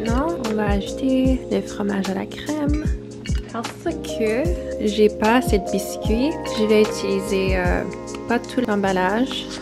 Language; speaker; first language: French; early bilingual, heritage; English